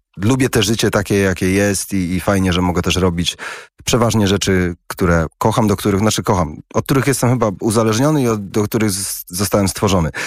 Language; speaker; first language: Polish; early bilingual, heritage; Polish